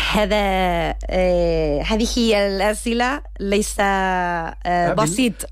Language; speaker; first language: Arabic; non-native, learner; Spanish